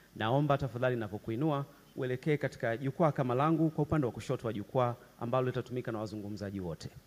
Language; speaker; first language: Swahili; native; Swahili